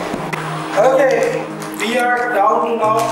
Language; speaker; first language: English; non-native, local second language; Hindi